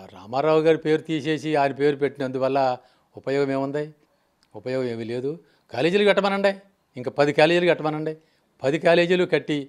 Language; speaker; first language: Telugu; native; Telugu